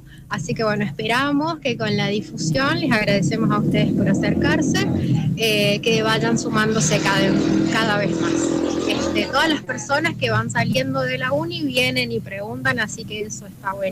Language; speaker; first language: Spanish; native; Spanish